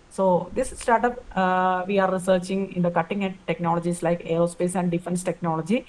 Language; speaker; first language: English; non-native, local second language; Malayalam